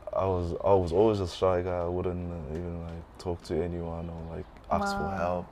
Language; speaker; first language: English; early bilingual, other home language; Tongan